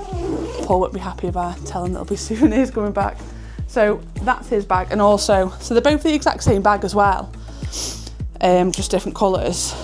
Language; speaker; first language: English; native; English